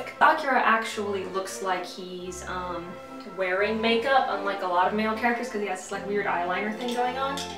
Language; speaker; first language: English; native; English